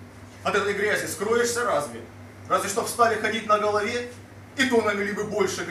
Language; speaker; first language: Russian; native; Russian